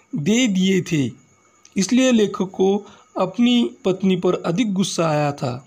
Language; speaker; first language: Hindi; non-native, local second language; Marathi